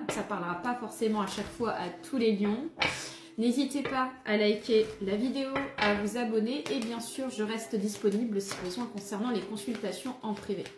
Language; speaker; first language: French; native; French